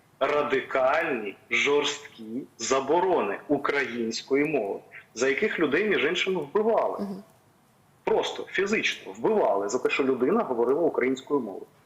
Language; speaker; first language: Ukrainian; native; Ukrainian